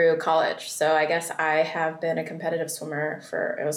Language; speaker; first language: English; early bilingual, other home language; Vietnamese